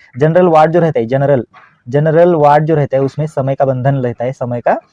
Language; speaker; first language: Hindi; non-native, local second language; Marathi